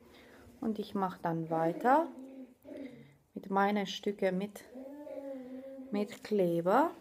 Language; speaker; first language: German; non-native, fluent; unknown